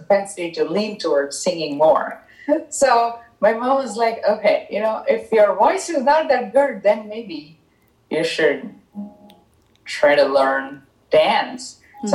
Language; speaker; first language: English; non-native, local second language; Tamil